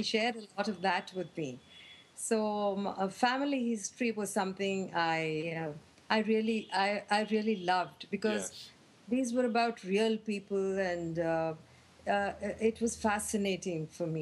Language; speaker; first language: English; non-native, local second language; Tamil